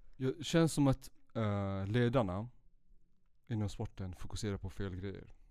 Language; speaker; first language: Swedish; early bilingual, other home language; Central Kurdish